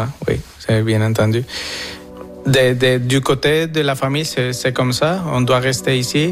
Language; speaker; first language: French; non-native, fluent; Spanish